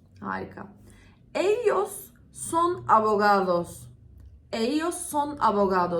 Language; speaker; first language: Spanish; non-native, fluent; Turkish